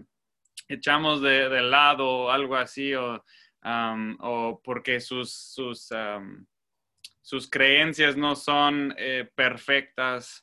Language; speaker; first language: Spanish; non-native, fluent; English